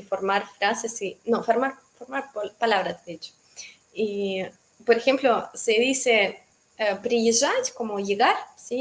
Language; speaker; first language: Spanish; non-native, fluent; Russian